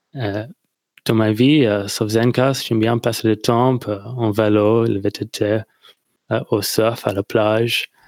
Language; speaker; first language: French; non-native, learner; English